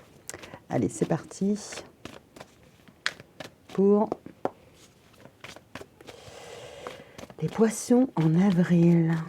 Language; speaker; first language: French; native; French